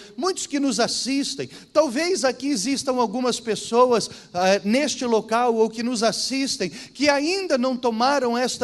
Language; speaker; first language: Portuguese; native; Portuguese